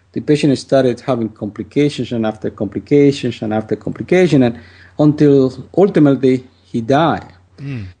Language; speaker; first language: English; non-native, fluent; Spanish